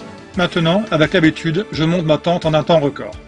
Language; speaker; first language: French; native; French